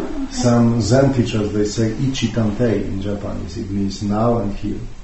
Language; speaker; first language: English; non-native, fluent; Polish